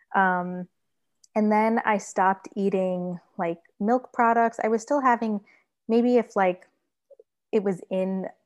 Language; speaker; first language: English; native; English